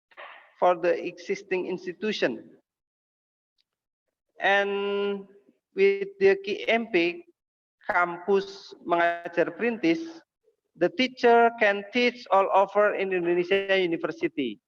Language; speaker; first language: English; non-native, learner; Indonesian